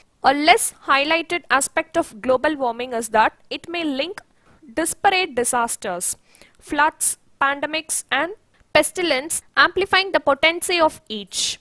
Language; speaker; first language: English; non-native, local second language; Tamil